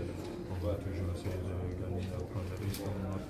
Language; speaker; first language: French; non-native, fluent; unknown